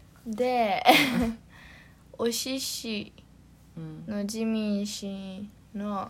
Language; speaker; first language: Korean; non-native, learner; Japanese